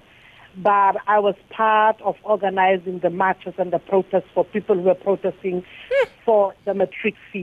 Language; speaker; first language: English; non-native, local second language; Tswana